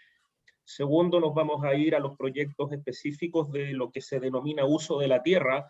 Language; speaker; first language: Spanish; native; Spanish